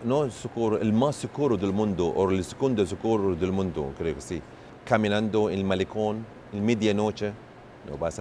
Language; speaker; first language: Spanish; non-native, learner; Arabic